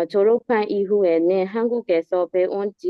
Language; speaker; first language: Korean; non-native, learner; Burmese